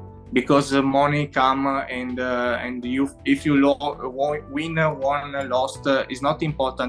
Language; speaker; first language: English; non-native, learner; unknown